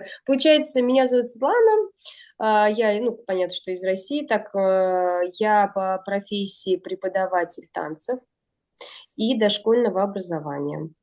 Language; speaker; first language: Russian; native; Russian